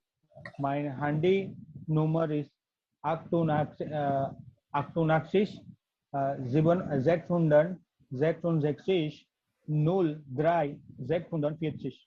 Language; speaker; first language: German; non-native, learner; Gujarati